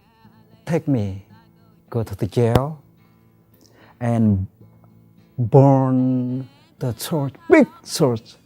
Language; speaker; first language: English; non-native, learner; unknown